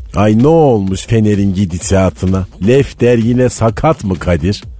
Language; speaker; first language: Turkish; native; Turkish